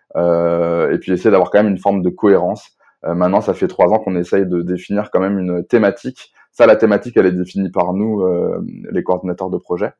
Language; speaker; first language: French; native; French